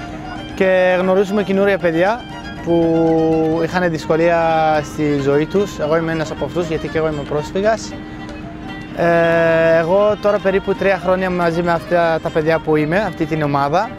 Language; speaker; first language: Greek; non-native, fluent; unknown